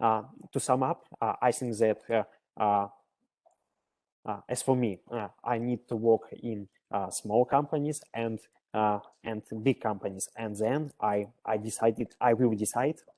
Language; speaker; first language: English; non-native, learner; Russian